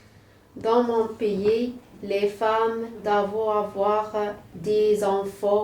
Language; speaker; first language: French; non-native, learner; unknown